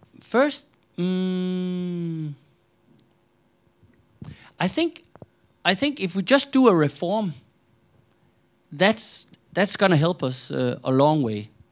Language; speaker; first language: English; non-native, fluent; Danish